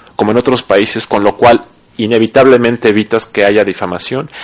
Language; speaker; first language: Spanish; native; Spanish